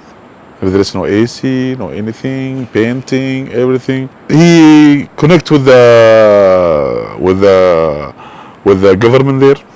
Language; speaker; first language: English; non-native, learner; Arabic